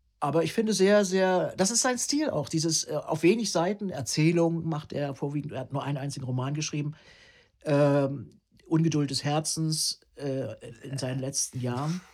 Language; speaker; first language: German; non-native, fluent; Italian